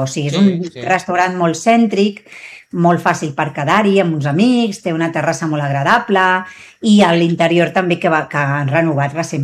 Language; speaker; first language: Catalan; native; Catalan